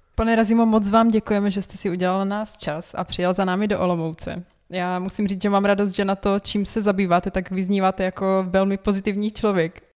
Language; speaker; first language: Czech; native; Czech